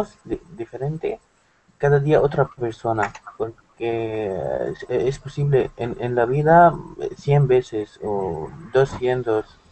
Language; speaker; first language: Spanish; non-native, learner; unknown